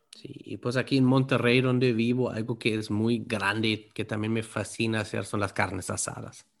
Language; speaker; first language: Spanish; non-native, fluent; German